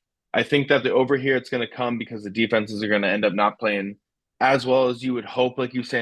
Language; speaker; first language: English; native; English